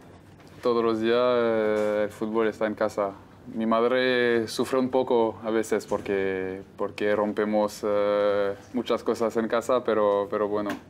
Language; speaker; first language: Spanish; non-native, fluent; French